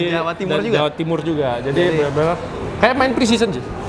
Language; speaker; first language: Indonesian; native; Indonesian